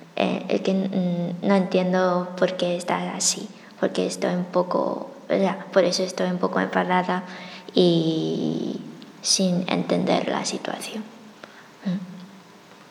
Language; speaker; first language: Spanish; non-native, fluent; Chinese